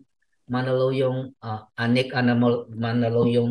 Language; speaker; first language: English; non-native, fluent; Vietnamese